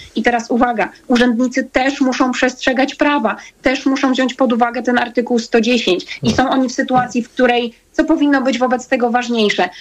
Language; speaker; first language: Polish; native; Polish